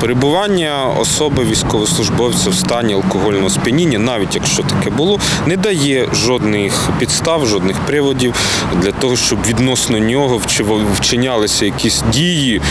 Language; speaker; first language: Ukrainian; native; Ukrainian